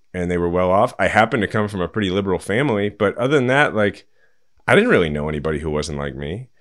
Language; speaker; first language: English; native; English